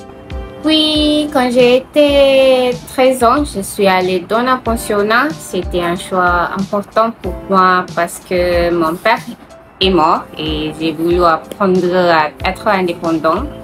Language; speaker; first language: French; non-native, learner; Malay